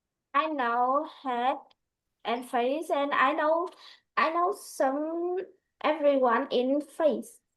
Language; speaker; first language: English; non-native, learner; Vietnamese